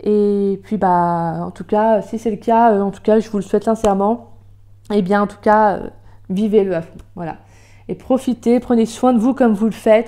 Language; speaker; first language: French; native; French